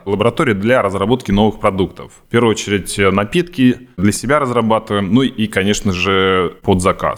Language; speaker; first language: Russian; native; Russian